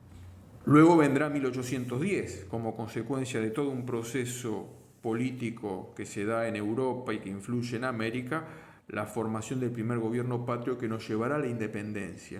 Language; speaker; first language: Spanish; native; Spanish